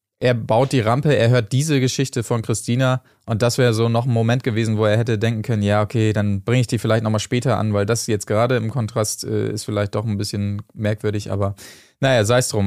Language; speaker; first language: German; native; German